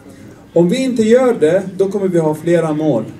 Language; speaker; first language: Swedish; non-native, fluent; Arabic